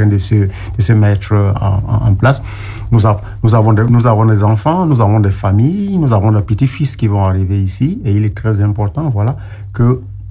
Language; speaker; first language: English; non-native, local second language; French